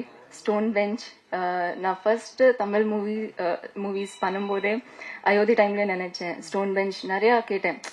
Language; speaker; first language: Tamil; non-native, fluent; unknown